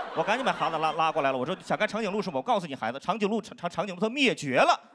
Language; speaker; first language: Chinese; native; Chinese